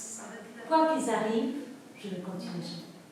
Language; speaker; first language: French; non-native, fluent; Spanish